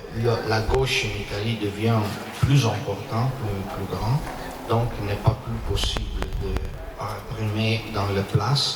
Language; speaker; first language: French; non-native, learner; Italian